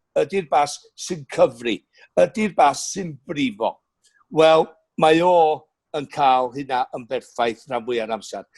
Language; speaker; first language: Welsh; native; Welsh